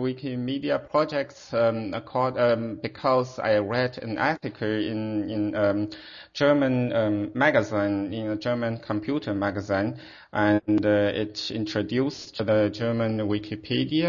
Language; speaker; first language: English; non-native, fluent; Chinese